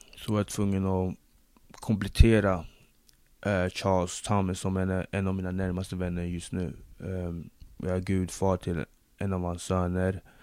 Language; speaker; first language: Swedish; early bilingual, other home language; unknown